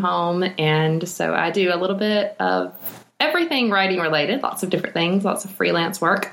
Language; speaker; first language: English; native; English